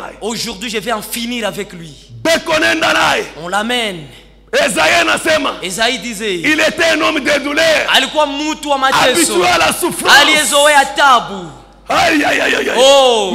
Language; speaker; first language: French; non-native, local second language; Swahili